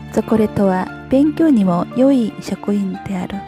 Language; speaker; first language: Japanese; non-native, fluent; Korean